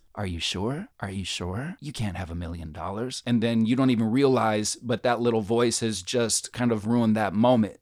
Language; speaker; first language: English; native; English